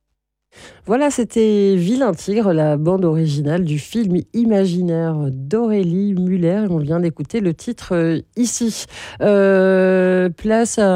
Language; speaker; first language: French; native; French